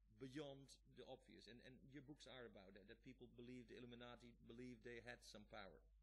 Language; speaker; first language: English; non-native, fluent; Dutch